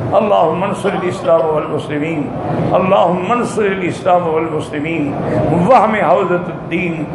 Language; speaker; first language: Urdu; native; Urdu